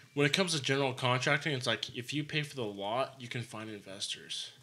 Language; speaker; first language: English; native; English